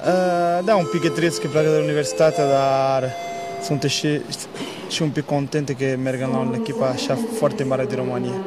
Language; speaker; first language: Romanian; non-native, learner; Portuguese